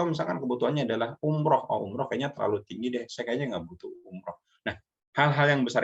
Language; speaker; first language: Indonesian; native; Indonesian